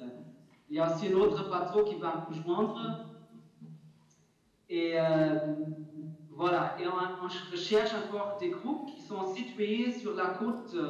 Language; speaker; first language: French; non-native, fluent; German